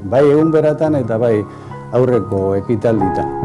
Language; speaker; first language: Basque; native; Basque